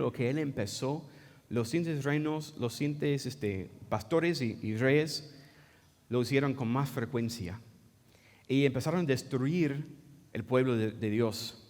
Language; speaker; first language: Spanish; non-native, fluent; English